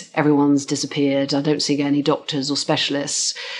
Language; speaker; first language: English; native; English